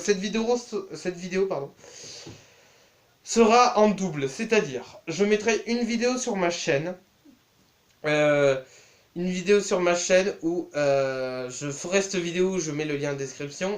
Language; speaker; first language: French; native; French